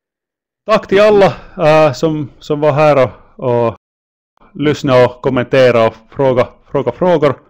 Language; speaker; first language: Swedish; non-native, local second language; Finnish